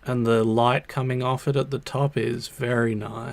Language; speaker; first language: English; native; English